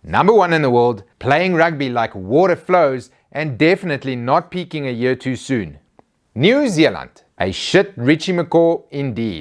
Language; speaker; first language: English; native; English